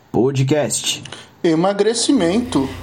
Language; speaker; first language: Portuguese; native; Portuguese